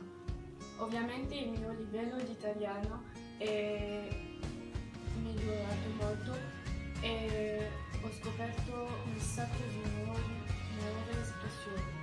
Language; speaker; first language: Italian; non-native, fluent; French